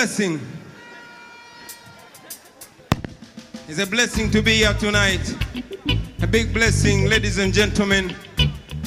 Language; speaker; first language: English; non-native, local second language; Ganda